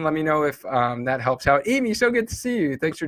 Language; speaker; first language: English; native; English